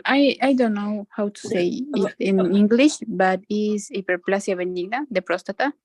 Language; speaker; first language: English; non-native, learner; Spanish